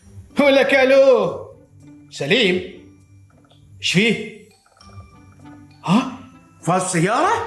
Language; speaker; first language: Arabic; native; Arabic